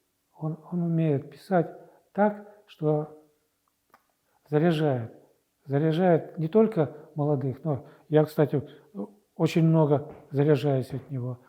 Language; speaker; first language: Russian; native; Russian